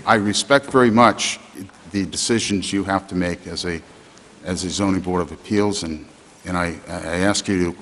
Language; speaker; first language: English; native; English